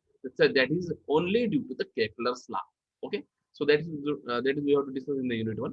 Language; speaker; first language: English; non-native, local second language; Marathi